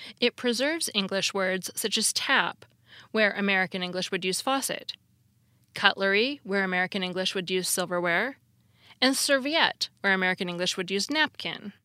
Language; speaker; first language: English; native; English